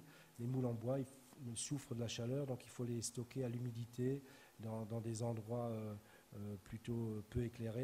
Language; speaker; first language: French; native; French